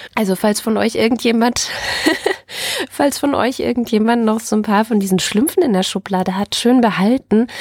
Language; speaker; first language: German; native; German